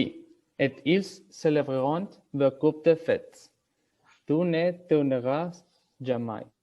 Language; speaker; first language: French; non-native, learner; Spanish